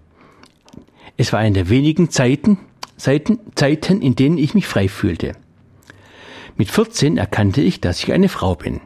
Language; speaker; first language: German; native; German